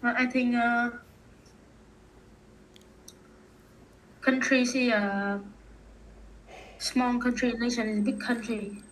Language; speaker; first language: English; non-native, learner; Vietnamese